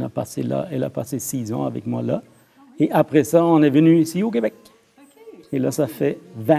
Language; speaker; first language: French; non-native, fluent; German